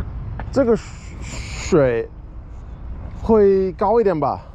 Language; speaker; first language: Chinese; non-native, fluent; English